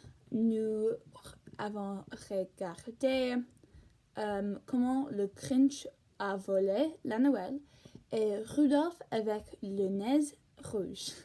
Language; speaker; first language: French; non-native, learner; English